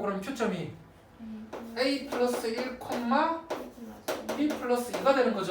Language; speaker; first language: Korean; native; Korean